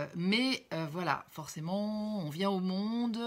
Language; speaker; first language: French; native; French